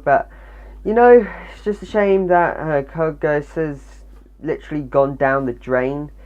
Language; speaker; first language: English; native; English